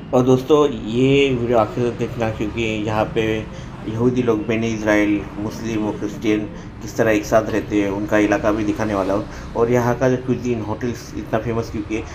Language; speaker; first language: Hindi; non-native, local second language; Marathi